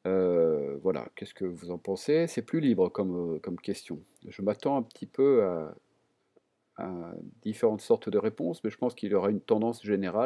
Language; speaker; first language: French; native; French